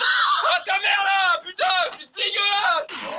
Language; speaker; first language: French; native; French